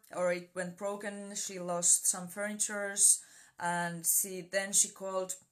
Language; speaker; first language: English; non-native, fluent; Finnish